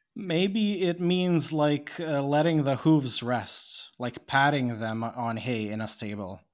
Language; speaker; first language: English; non-native, fluent; Bosnian